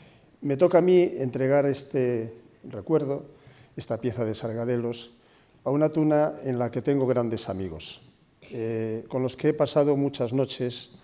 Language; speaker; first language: Spanish; native; Spanish